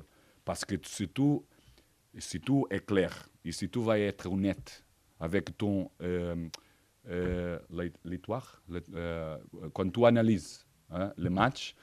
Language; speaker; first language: French; non-native, fluent; Portuguese